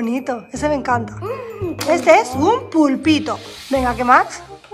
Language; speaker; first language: Spanish; native; Spanish